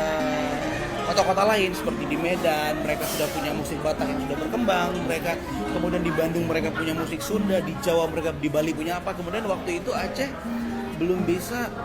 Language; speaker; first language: Indonesian; non-native, local second language; Achinese